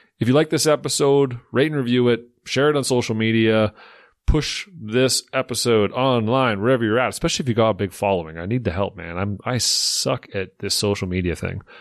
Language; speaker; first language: English; native; English